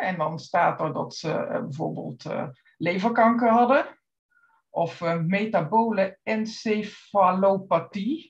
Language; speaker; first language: Dutch; native; Dutch